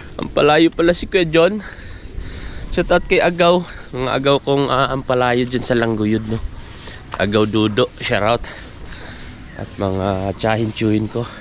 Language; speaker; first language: Filipino; non-native, local second language; Cebuano